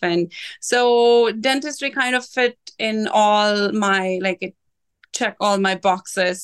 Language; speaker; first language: English; non-native, local second language; Punjabi